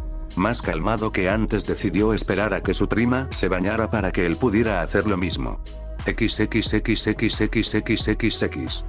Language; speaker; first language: Spanish; native; Spanish